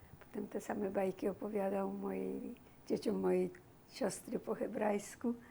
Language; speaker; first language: Polish; native; Polish